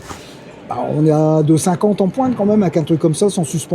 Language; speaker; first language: French; native; French